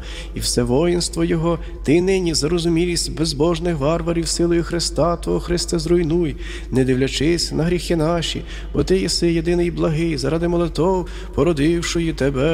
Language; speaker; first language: Ukrainian; native; Ukrainian